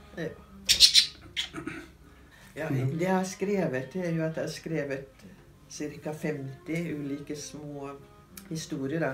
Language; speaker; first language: Norwegian; native; Norwegian